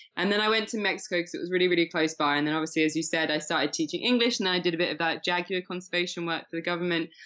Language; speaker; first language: English; native; English